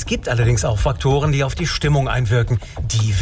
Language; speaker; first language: German; native; German